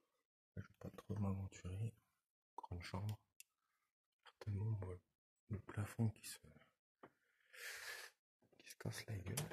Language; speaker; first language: French; native; French